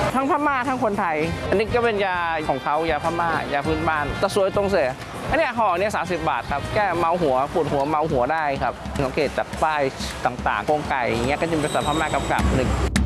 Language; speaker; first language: Thai; early bilingual, other home language; Chinese